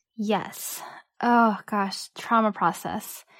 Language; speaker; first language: English; early bilingual, other home language; Cantonese